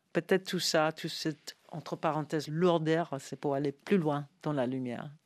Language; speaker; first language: French; non-native, fluent; English